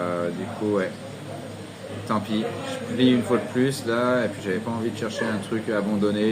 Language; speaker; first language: French; native; French